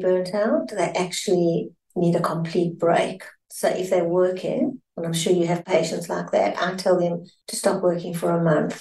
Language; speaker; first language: English; native; English